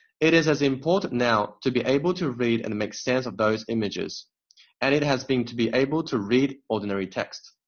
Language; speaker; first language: English; non-native, fluent; Chinese